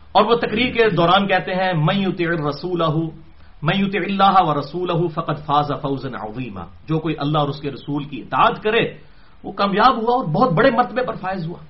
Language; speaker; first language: Urdu; non-native, local second language; Punjabi